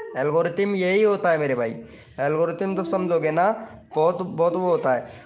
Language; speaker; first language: Hindi; native; Hindi